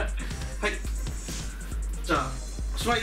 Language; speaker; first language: Japanese; native; Japanese